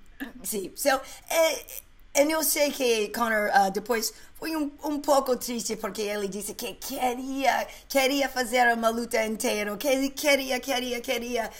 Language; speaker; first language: Portuguese; non-native, learner; English